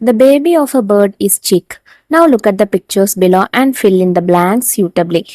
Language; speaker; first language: English; non-native, local second language; Malayalam